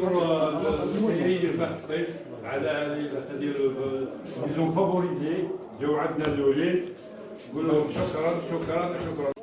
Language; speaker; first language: Arabic; native; Arabic